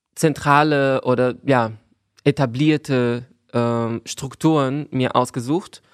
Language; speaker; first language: German; non-native, fluent; Portuguese